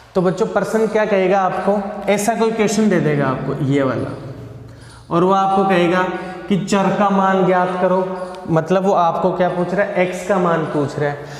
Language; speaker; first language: Hindi; native; Hindi